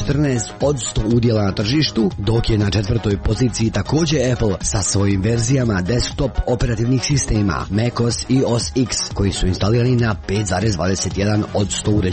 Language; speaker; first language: Croatian; native; Croatian